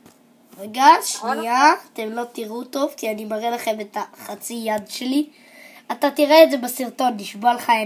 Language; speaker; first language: Hebrew; native; Hebrew